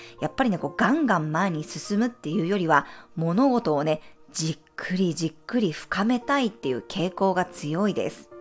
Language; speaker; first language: Japanese; native; Japanese